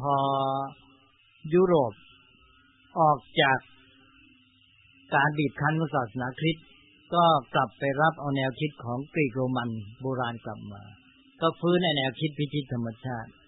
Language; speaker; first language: Thai; native; Thai